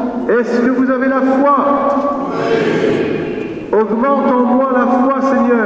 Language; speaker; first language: French; native; French